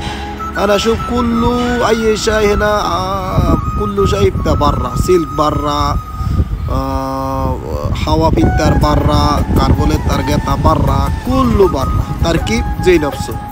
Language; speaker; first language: Arabic; non-native, learner; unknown